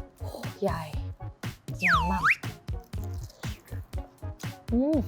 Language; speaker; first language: Thai; non-native, learner; Korean